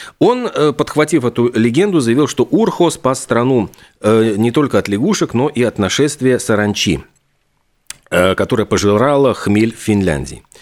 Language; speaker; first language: Russian; native; Russian